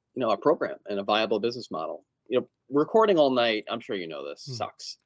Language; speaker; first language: English; native; English